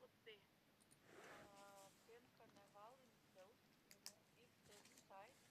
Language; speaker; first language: German; non-native, learner; Macedonian